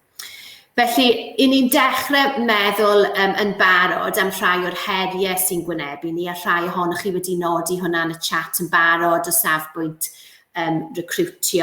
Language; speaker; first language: Welsh; native; Welsh